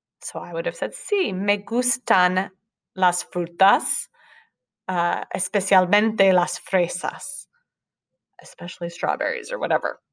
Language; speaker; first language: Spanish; non-native, fluent; English